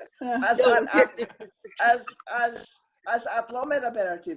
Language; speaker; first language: Hebrew; non-native, learner; English